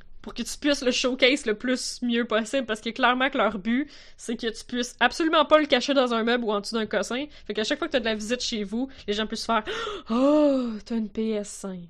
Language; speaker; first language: French; native; French